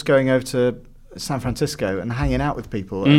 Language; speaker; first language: English; native; English